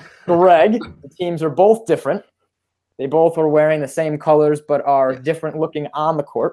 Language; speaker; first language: English; native; English